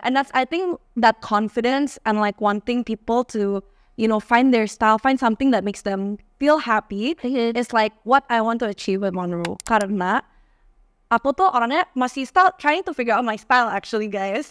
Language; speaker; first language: English; non-native, fluent; Indonesian